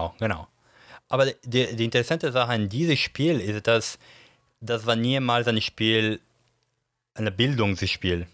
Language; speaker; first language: German; non-native, fluent; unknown